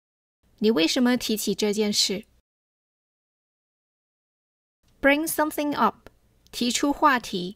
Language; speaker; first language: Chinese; native; Chinese